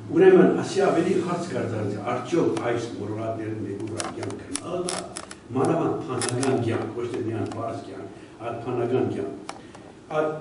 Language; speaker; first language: Armenian; early bilingual, heritage; Armenian